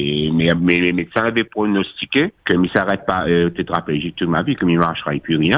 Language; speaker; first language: French; non-native, local second language; Réunion Creole French